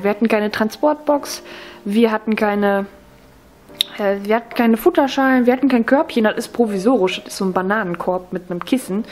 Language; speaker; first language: German; native; German